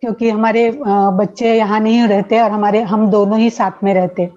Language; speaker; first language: Hindi; non-native, local second language; Marathi